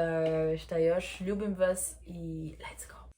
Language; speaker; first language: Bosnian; early bilingual, heritage; Serbian